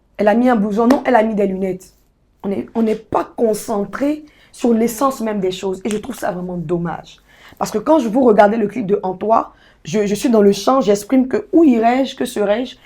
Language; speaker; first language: French; native; French